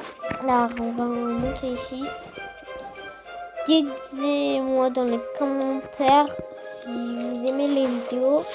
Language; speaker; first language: French; non-native, fluent; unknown